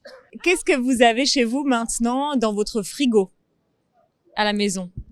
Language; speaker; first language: French; native; French